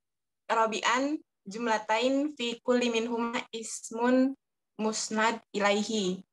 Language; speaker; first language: Arabic; non-native, learner; Indonesian